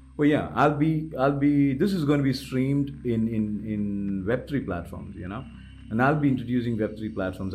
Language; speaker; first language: English; non-native, local second language; Malayalam